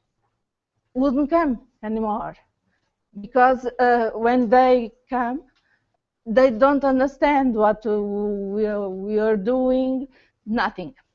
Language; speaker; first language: English; non-native, learner; Portuguese